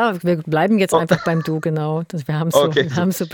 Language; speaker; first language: German; native; German